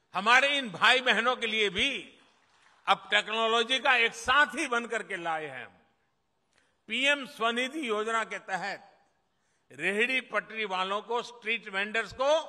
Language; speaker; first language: Hindi; non-native, local second language; Gujarati